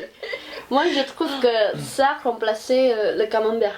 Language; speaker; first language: French; non-native, learner; Indonesian